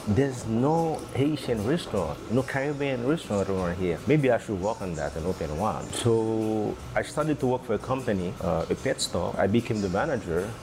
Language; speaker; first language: English; non-native, fluent; Haitian Creole